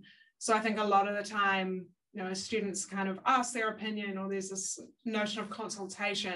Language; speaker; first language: English; native; English